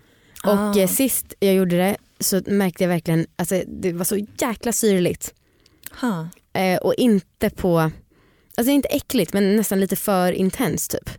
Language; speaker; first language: Swedish; native; Swedish